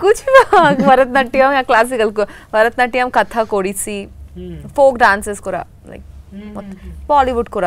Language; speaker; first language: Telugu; non-native, learner; Bangla